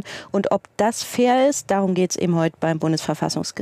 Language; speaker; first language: German; native; German